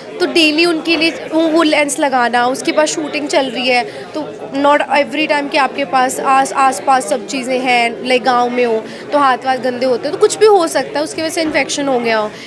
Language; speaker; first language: Hindi; native; Hindi